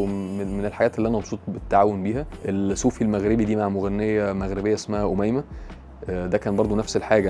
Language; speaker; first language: Arabic; native; Arabic